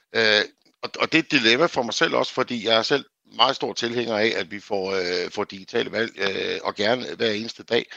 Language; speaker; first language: Danish; native; Danish